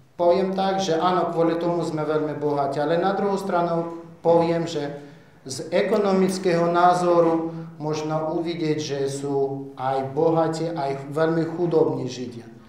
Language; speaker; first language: Slovak; non-native, fluent; Russian